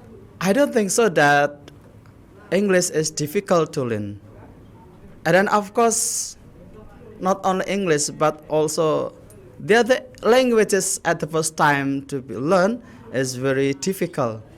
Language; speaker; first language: English; non-native, learner; Indonesian